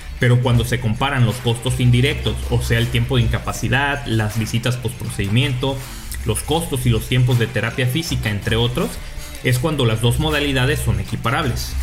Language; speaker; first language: Spanish; native; Spanish